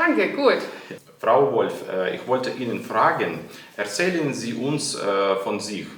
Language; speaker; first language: German; non-native, learner; Ukrainian